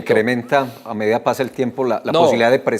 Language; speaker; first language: Spanish; native; Spanish